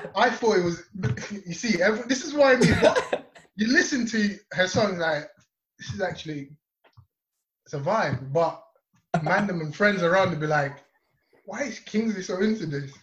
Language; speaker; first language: English; non-native, local second language; Yoruba